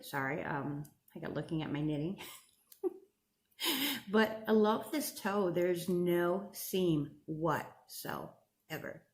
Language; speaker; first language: English; native; English